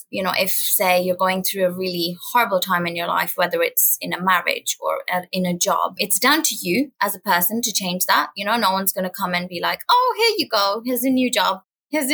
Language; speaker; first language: English; non-native, local second language; Urdu